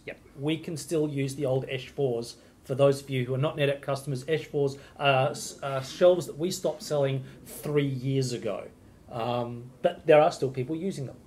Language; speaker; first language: English; native; English